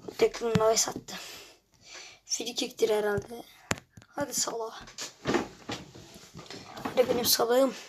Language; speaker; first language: Turkish; native; Turkish